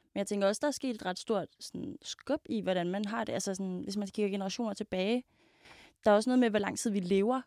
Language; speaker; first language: Danish; native; Danish